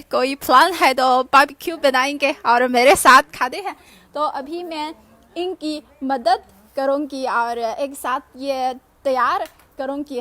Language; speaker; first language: Urdu; non-native, fluent; Chinese